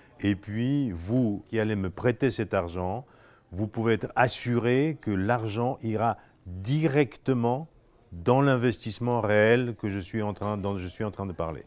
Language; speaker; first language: French; non-native, fluent; Polish